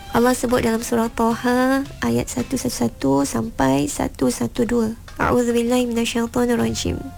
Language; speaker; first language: Malay; native; Malay